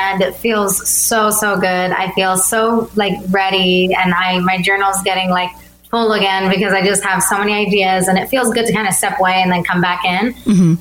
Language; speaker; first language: English; early bilingual, other home language; Albanian